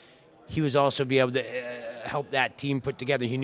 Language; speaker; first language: English; native; English